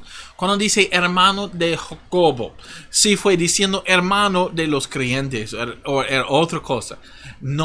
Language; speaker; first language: Spanish; non-native, fluent; English